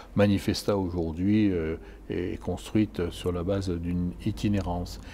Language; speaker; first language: French; native; French